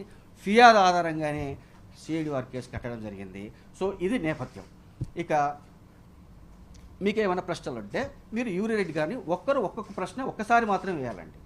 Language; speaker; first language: Telugu; native; Telugu